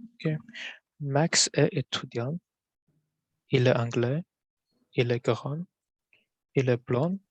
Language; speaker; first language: French; non-native, learner; Persian